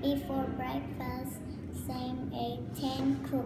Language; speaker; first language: English; non-native, learner; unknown